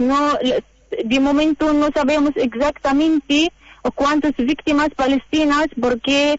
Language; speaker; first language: Spanish; non-native, learner; Arabic